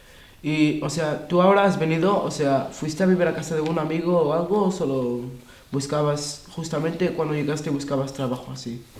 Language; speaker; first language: Spanish; non-native, local second language; Catalan